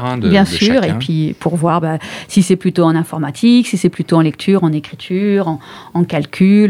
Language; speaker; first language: French; native; French